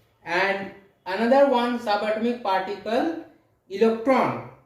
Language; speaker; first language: English; non-native, local second language; Hindi